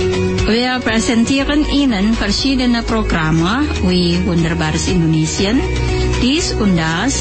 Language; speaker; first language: German; non-native, fluent; Indonesian